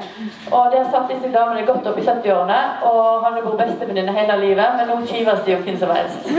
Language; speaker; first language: Norwegian; native; Norwegian